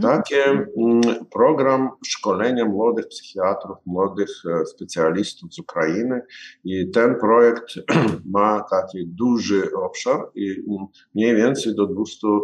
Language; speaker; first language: Polish; non-native, learner; Ukrainian